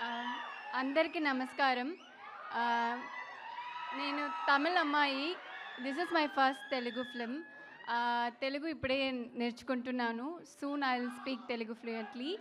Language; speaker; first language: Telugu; non-native, learner; Tamil